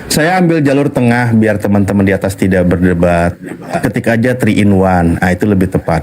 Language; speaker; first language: Indonesian; native; Indonesian